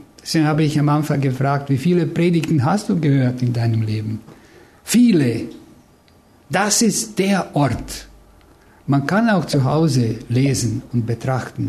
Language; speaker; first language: German; non-native, fluent; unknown